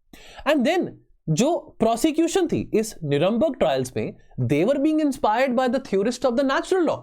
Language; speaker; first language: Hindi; native; Hindi